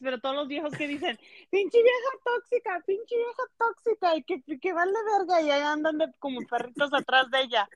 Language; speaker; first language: Spanish; early bilingual, heritage; Spanish